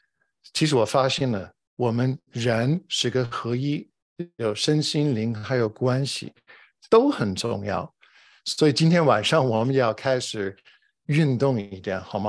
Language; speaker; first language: Chinese; non-native, fluent; English